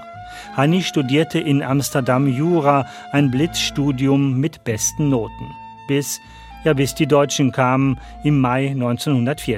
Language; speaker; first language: German; native; German